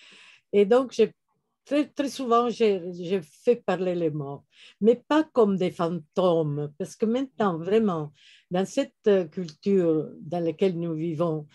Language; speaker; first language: French; non-native, fluent; Italian